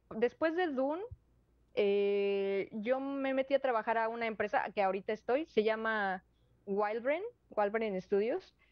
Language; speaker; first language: Spanish; native; Spanish